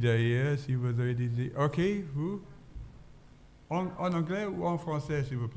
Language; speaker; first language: French; non-native, fluent; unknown